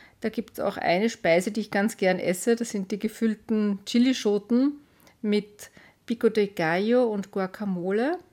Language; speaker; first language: German; native; German